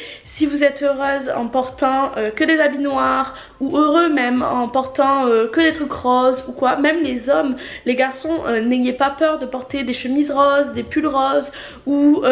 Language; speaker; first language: French; native; French